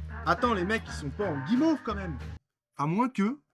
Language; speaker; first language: French; native; French